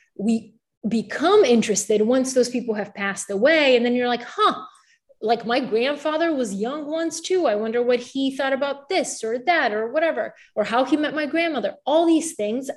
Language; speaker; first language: English; early bilingual, other home language; Bulgarian